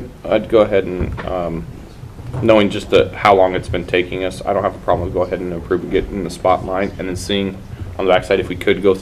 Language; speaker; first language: English; native; English